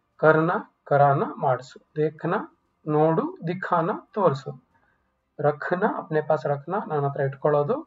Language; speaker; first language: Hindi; non-native, local second language; Kannada